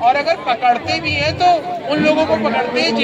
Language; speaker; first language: Hindi; native; Hindi